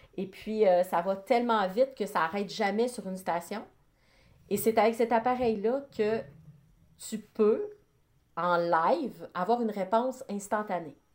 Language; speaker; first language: French; native; French